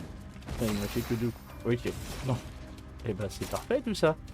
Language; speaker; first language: French; native; French